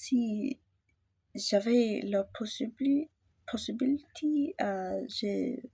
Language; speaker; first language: French; non-native, learner; English